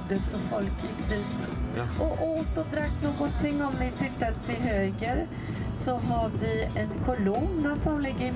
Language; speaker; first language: Swedish; non-native, fluent; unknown